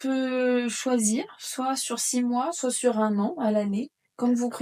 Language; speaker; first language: French; native; French